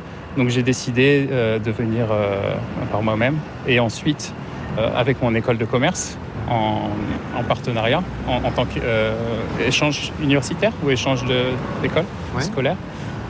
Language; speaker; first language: French; native; French